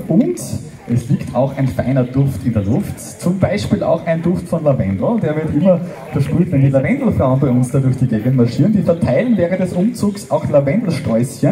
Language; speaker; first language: German; native; German